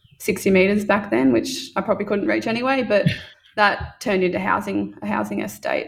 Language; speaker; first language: English; native; English